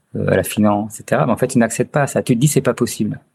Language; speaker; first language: French; native; French